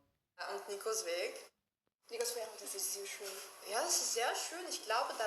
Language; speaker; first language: German; non-native, learner; Chinese